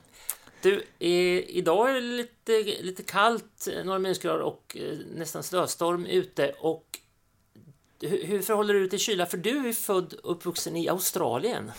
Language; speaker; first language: Swedish; native; Swedish